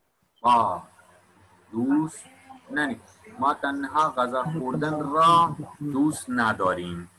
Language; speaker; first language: Persian; non-native, fluent; Urdu